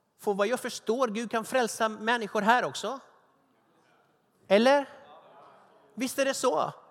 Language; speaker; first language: Swedish; non-native, fluent; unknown